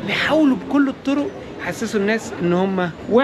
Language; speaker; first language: Arabic; native; Arabic